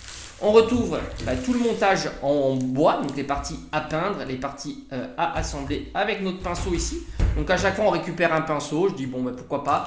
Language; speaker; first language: French; native; French